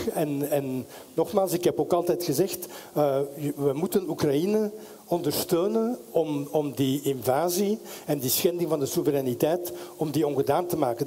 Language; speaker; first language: Dutch; native; Dutch